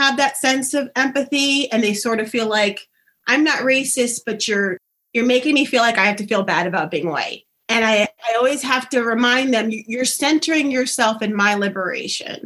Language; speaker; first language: English; native; English